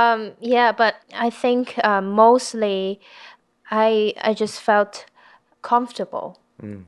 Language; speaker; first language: English; non-native, local second language; Cantonese